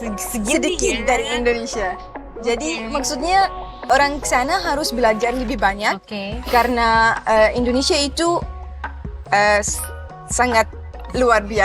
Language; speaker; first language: Indonesian; non-native, fluent; Arabic